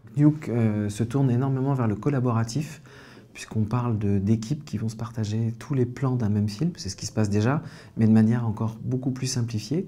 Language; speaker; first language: French; native; French